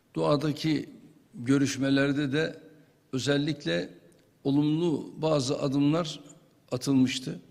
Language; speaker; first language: Turkish; native; Turkish